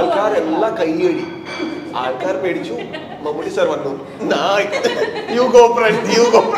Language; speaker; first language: Malayalam; non-native, learner; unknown